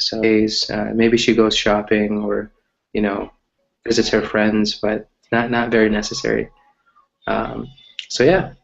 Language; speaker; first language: English; early bilingual, other home language; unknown